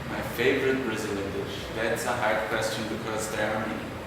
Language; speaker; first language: English; non-native, fluent; German